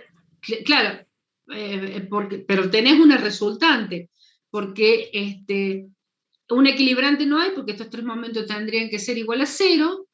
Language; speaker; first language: Spanish; native; Spanish